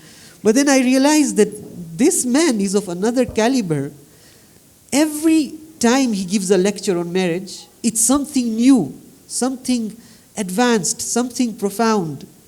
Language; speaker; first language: English; non-native, fluent; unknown